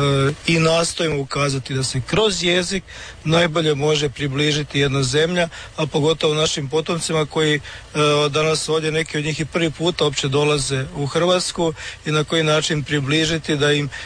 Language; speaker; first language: Serbian; native; Serbian